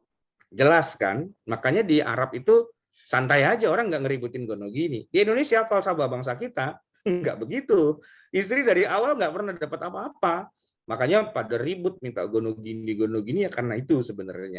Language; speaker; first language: Indonesian; native; Indonesian